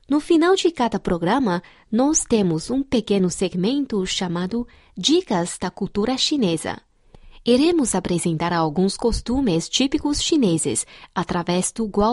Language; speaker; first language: Portuguese; non-native, fluent; Chinese